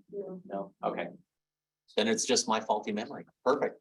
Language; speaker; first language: English; native; English